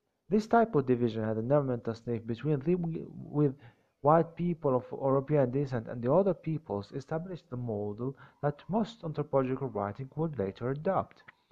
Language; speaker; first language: English; non-native, fluent; Arabic